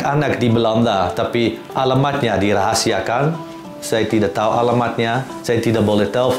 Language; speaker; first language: Indonesian; non-native, fluent; Dutch